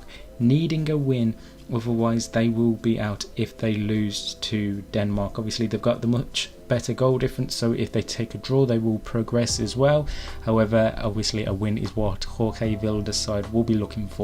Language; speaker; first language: English; native; English